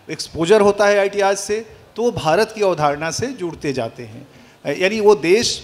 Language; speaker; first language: Hindi; native; Hindi